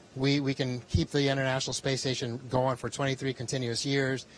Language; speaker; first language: English; early bilingual, other home language; Spanish